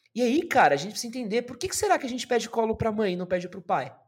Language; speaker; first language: Portuguese; native; Portuguese